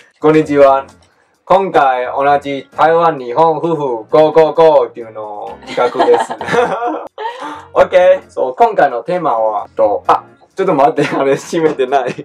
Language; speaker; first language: Japanese; non-native, learner; Chinese